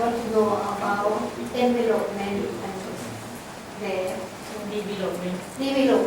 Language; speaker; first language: English; non-native, learner; Thai